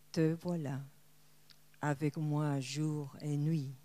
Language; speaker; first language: French; non-native, fluent; Spanish